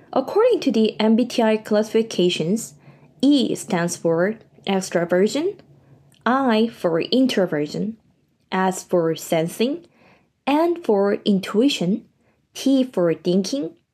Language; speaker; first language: English; non-native, fluent; Korean